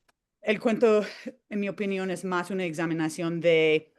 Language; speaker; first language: Spanish; non-native, fluent; English